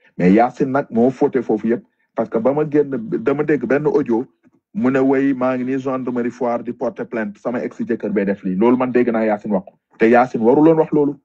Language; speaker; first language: Wolof; non-native, local second language; Fula